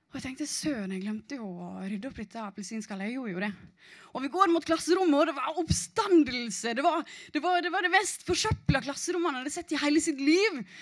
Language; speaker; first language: Norwegian; native; Norwegian